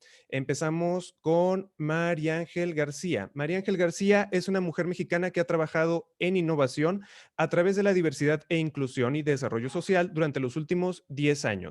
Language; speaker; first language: Spanish; native; Spanish